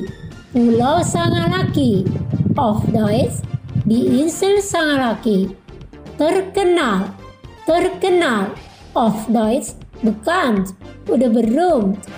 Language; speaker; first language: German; non-native, fluent; Indonesian